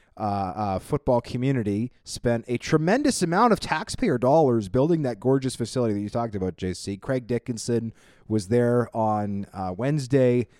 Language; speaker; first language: English; native; English